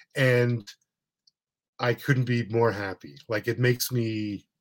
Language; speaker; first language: English; native; English